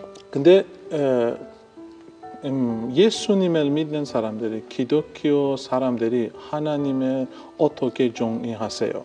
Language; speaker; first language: Korean; non-native, learner; Persian